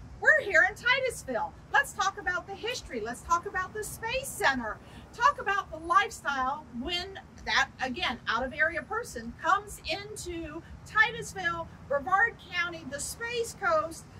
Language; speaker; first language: English; native; English